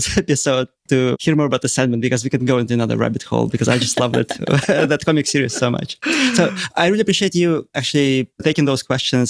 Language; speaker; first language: English; non-native, fluent; Russian